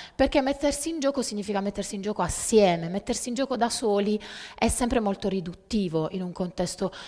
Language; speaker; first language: Italian; native; Italian